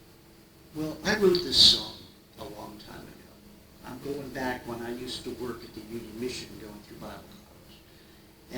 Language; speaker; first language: English; native; English